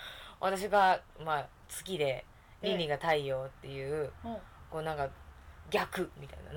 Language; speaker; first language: Japanese; native; Japanese